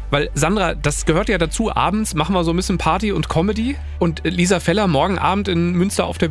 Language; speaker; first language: German; native; German